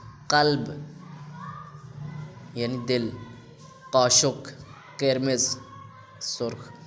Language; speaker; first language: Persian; non-native, fluent; Urdu